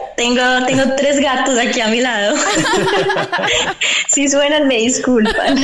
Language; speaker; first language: Spanish; early bilingual, heritage; Spanish